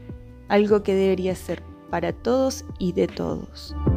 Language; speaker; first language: Spanish; native; Spanish